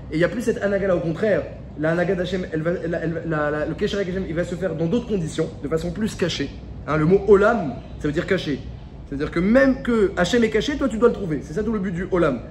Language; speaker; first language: French; native; French